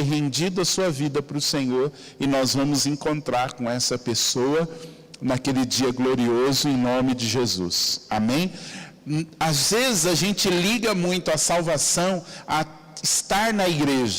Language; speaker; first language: Portuguese; native; Portuguese